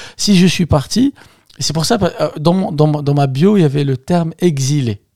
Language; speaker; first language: French; non-native, local second language; Arabic